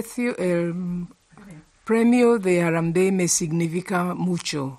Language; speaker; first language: Spanish; non-native, fluent; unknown